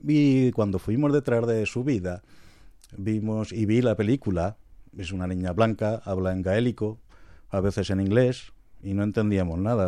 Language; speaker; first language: Spanish; non-native, fluent; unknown